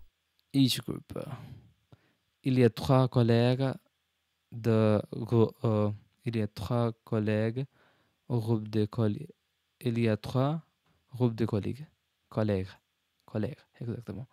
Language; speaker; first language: French; non-native, learner; English